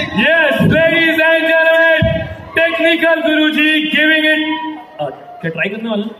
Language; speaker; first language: Hindi; native; Hindi